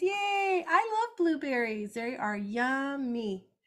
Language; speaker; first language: English; native; English